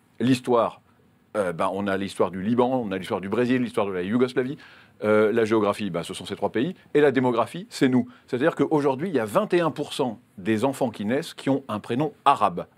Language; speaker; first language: French; native; French